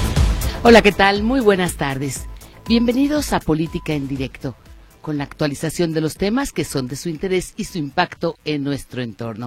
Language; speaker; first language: Spanish; native; Spanish